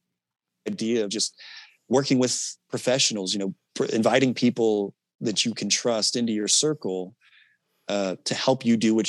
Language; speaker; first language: English; native; English